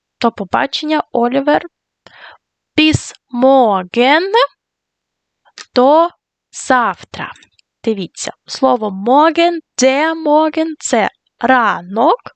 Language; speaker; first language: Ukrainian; native; Ukrainian